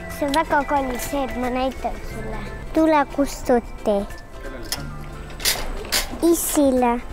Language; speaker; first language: Estonian; native; Estonian